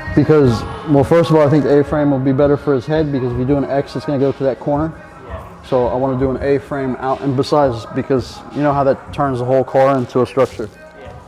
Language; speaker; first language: English; native; English